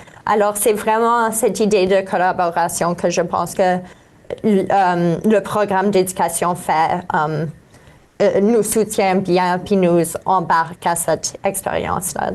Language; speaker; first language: French; native; French